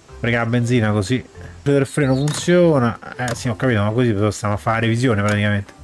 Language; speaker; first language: Italian; native; Italian